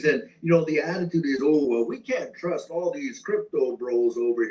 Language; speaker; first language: English; native; English